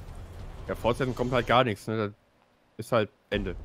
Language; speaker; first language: German; native; German